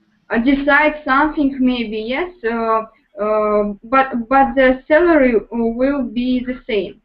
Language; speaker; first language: English; non-native, learner; Russian